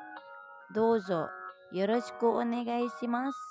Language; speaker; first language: Japanese; non-native, fluent; Indonesian